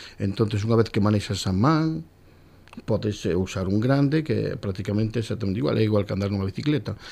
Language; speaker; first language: Galician; native; Galician